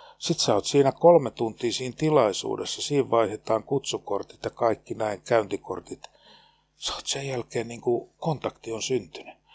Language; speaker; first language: Finnish; native; Finnish